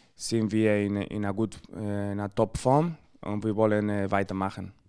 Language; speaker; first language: German; non-native, learner; Spanish